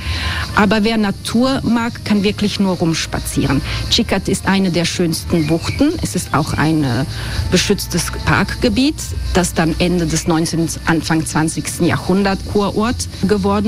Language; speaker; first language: German; non-native, fluent; Croatian